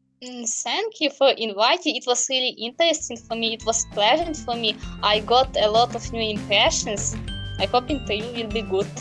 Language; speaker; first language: English; non-native, learner; Ukrainian